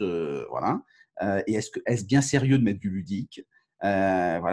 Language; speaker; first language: French; native; French